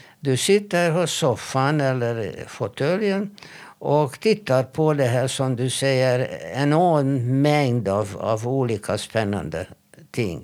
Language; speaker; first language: Swedish; non-native, fluent; Hebrew